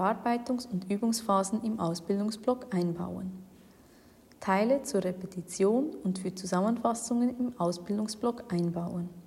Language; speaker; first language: German; native; German